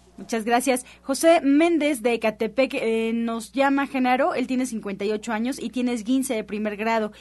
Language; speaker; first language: Spanish; native; Spanish